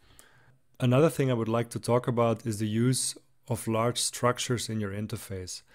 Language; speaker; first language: English; non-native, fluent; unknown